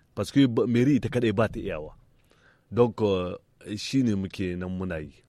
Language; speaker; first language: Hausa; native; Hausa